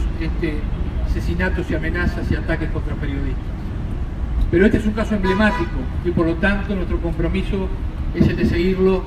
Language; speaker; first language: Spanish; native; Spanish